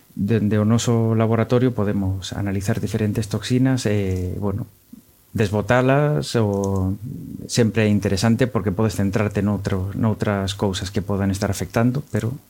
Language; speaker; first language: Galician; non-native, local second language; Spanish